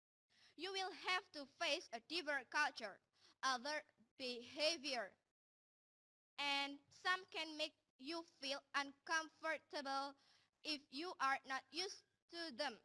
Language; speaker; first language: English; non-native, learner; Indonesian